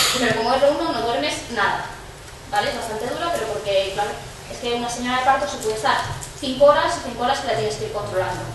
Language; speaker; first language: Spanish; non-native, local second language; Catalan